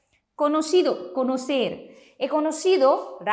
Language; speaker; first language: Spanish; non-native, fluent; Hindi